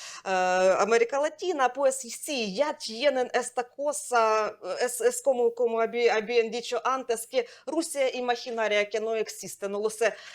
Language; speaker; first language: Spanish; non-native, fluent; Ukrainian